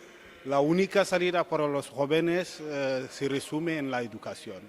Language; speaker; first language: Spanish; non-native, fluent; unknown